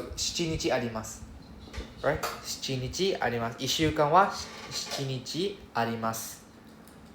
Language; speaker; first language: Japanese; non-native, fluent; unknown